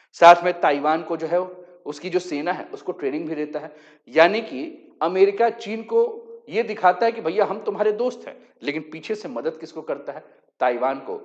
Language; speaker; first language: Hindi; native; Hindi